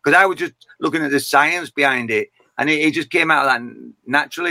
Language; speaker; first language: English; native; English